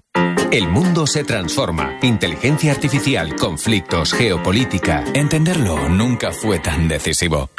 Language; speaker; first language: Spanish; native; Spanish